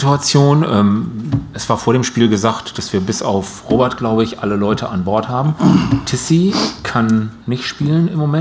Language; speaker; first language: German; native; German